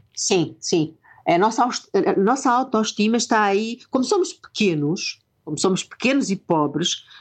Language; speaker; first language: Portuguese; native; Portuguese